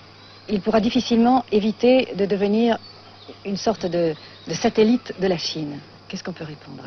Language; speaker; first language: French; native; French